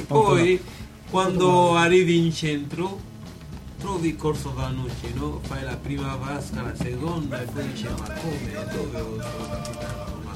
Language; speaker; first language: Italian; non-native, fluent; Lingala